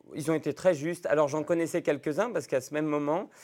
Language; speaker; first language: French; native; French